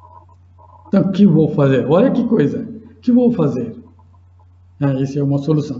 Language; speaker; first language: Portuguese; non-native, fluent; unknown